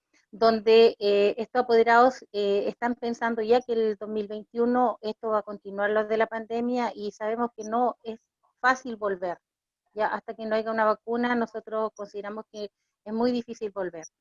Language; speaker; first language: Spanish; native; Spanish